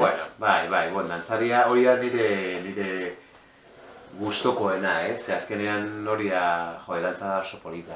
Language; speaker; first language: Basque; non-native, local second language; Spanish